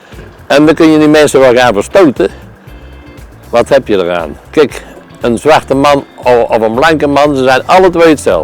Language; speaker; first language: Dutch; native; Dutch